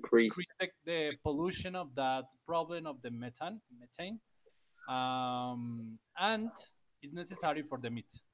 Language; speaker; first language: English; non-native, learner; Spanish